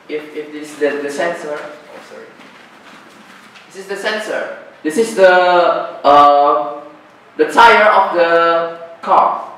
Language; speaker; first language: English; non-native, learner; Indonesian